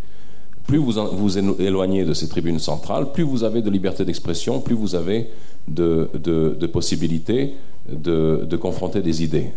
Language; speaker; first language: French; early bilingual, other home language; Serbian